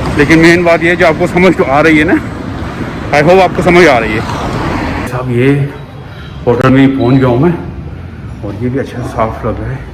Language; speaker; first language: Hindi; non-native, fluent; Punjabi